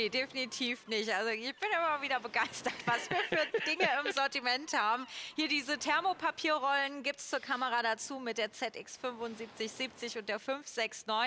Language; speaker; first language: German; native; German